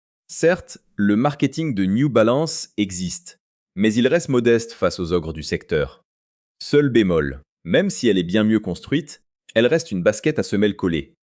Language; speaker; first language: French; native; French